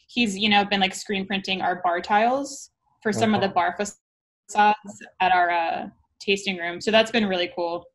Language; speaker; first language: English; native; English